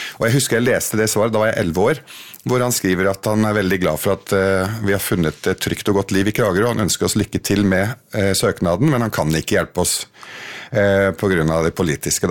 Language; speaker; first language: Norwegian; early bilingual, other home language; Arabic